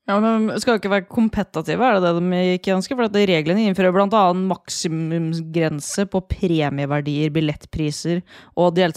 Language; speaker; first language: Norwegian; native; Norwegian